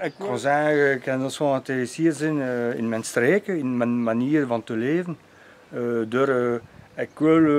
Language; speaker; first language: Dutch; non-native, local second language; French